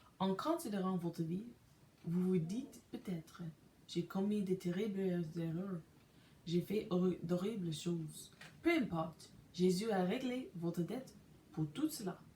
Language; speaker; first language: French; non-native, local second language; English